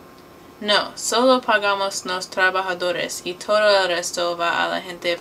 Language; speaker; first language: Spanish; non-native, learner; English